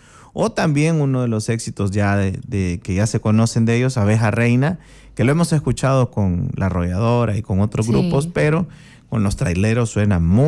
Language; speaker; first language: Spanish; native; Spanish